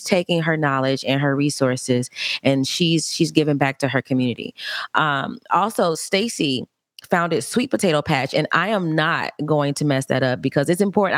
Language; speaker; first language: English; native; English